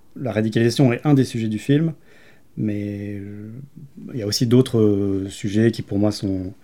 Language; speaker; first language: French; native; French